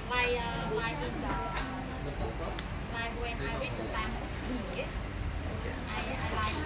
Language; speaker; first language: English; non-native, local second language; Vietnamese